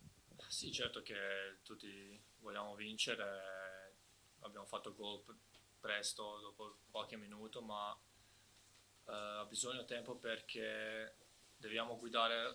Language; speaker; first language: Italian; non-native, fluent; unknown